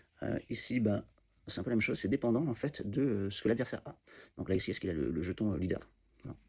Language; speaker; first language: French; native; French